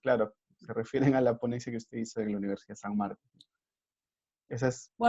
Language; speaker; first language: Spanish; native; Spanish